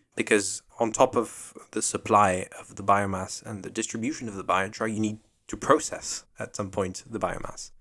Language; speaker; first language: English; non-native, fluent; French